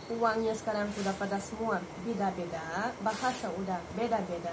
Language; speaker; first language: Indonesian; non-native, fluent; Russian